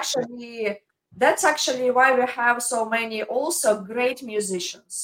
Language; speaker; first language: English; non-native, fluent; Ukrainian